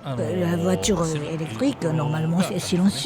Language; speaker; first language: French; non-native, fluent; Japanese